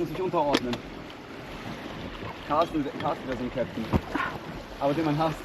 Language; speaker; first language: German; native; German